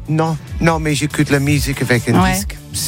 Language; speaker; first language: French; non-native, learner; English